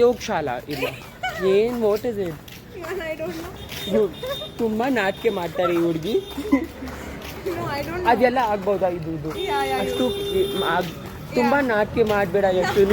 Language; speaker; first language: Kannada; non-native, learner; Marathi